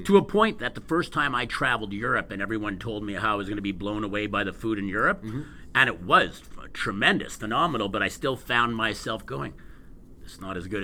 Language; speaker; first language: English; native; English